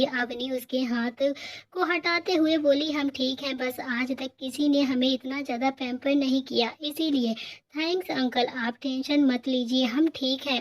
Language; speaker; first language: Hindi; native; Hindi